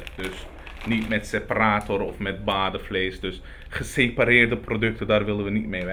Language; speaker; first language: Dutch; early bilingual, other home language; Turkish